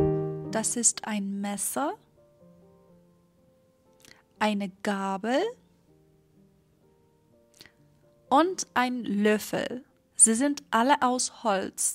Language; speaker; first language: German; non-native, fluent; Persian